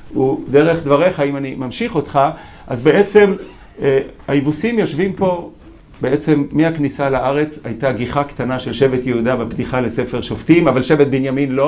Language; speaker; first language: Hebrew; native; Hebrew